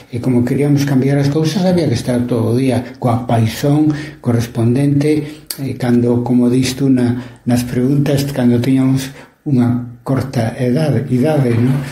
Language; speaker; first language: Galician; non-native, local second language; Spanish